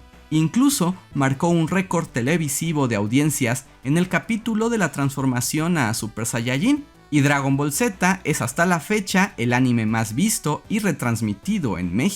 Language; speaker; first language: Spanish; native; Spanish